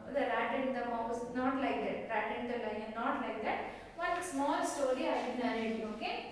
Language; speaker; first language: English; non-native, local second language; Kannada